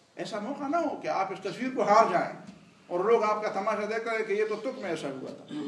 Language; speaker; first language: Urdu; non-native, local second language; Pashto